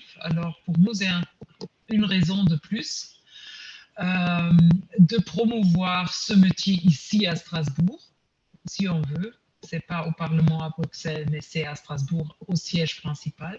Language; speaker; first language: French; non-native, fluent; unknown